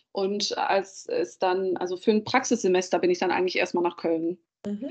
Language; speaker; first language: German; early bilingual, other home language; Dutch